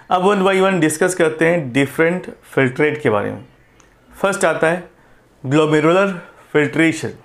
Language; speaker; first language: Hindi; non-native, local second language; Gujarati